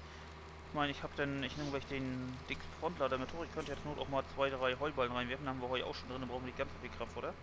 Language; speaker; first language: German; native; German